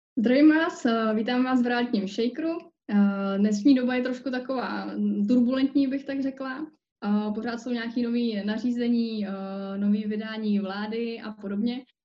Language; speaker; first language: Czech; native; Czech